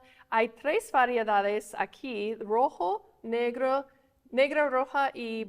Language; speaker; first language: Spanish; non-native, fluent; English